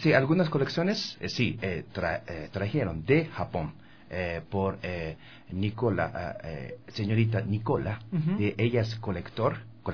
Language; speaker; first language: Spanish; non-native, learner; Japanese